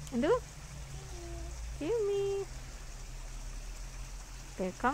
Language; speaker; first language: German; non-native, learner; Indonesian